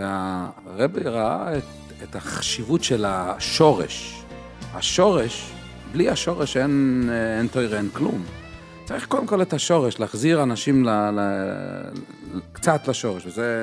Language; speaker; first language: Hebrew; native; Hebrew